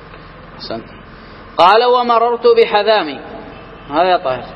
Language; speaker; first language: Arabic; native; Arabic